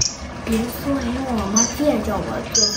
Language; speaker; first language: Chinese; early bilingual, heritage; Spanish